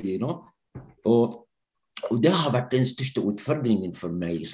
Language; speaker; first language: Norwegian; non-native, fluent; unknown